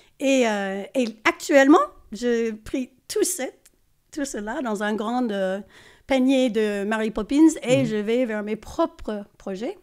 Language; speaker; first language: French; non-native, fluent; English